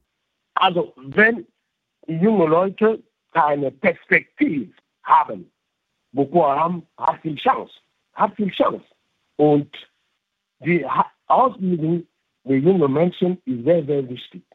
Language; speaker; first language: German; non-native, fluent; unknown